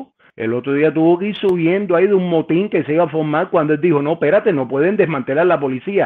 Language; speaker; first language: Spanish; native; Spanish